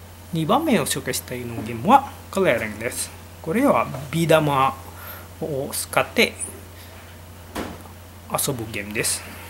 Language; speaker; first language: Japanese; non-native, learner; Indonesian